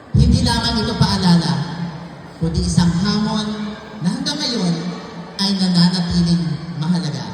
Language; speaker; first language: Filipino; non-native, local second language; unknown